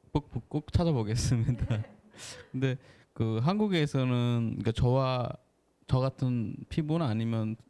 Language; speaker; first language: Korean; non-native, fluent; Bangla